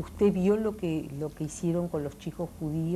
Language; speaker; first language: Spanish; native; Spanish